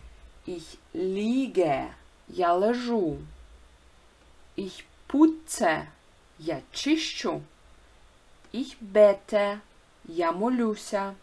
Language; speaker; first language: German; non-native, fluent; Ukrainian